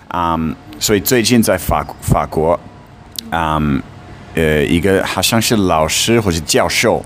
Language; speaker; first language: Chinese; non-native, fluent; English